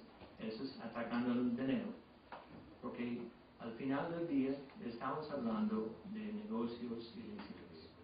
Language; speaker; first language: Spanish; non-native, fluent; English